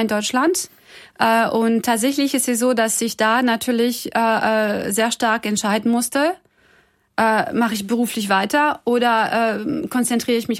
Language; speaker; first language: German; non-native, fluent; French